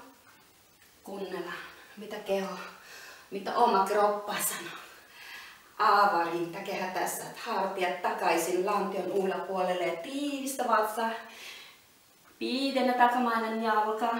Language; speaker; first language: Finnish; non-native, learner; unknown